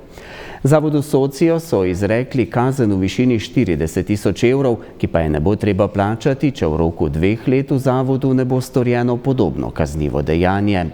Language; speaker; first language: Slovenian; native; Slovenian